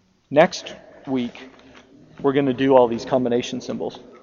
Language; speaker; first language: English; native; English